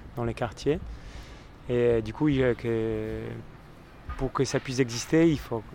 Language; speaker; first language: French; non-native, fluent; Polish